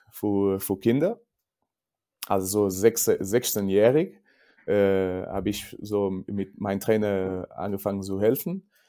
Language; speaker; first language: German; non-native, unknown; Portuguese